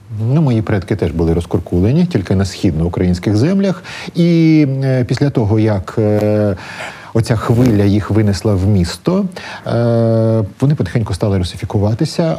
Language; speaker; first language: Ukrainian; native; Ukrainian